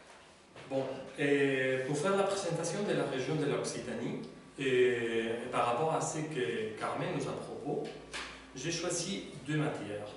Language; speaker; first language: French; non-native, learner; Spanish